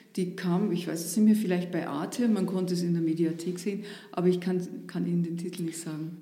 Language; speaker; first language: German; native; German